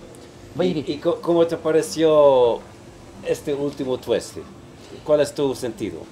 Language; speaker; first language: Spanish; non-native, fluent; Dutch